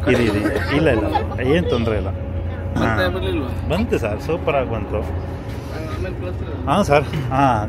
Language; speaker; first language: Kannada; native; Kannada